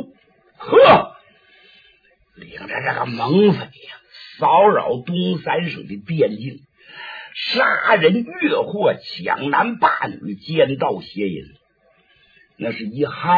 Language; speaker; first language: Chinese; native; Chinese